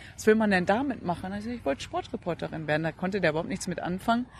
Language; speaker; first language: German; native; German